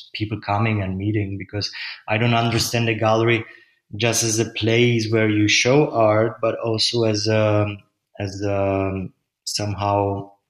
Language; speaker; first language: English; non-native, fluent; Czech